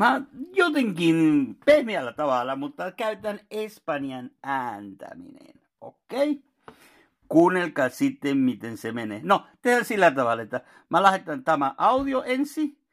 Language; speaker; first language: Finnish; non-native, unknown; Spanish